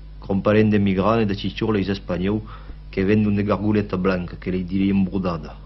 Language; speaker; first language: Occitan; native; Occitan